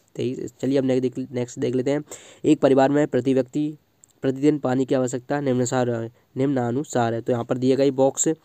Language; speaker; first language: Hindi; native; Hindi